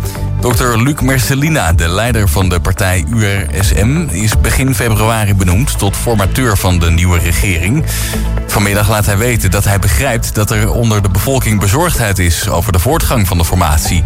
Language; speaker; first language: Dutch; native; Dutch